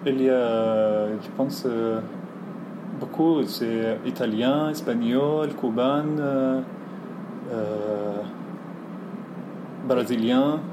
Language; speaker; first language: French; non-native, learner; Arabic